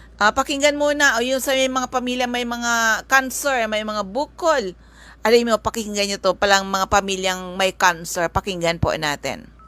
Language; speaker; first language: Filipino; non-native, local second language; Bikol